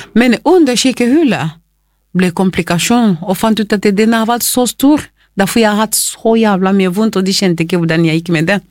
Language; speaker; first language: Norwegian; non-native, fluent; Lingala